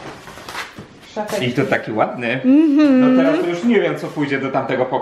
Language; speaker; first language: Polish; native; Polish